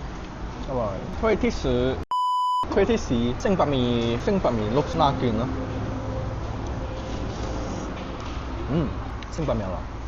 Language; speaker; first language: Thai; native; Thai